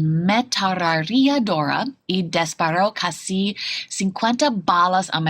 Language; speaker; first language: Spanish; non-native, fluent; English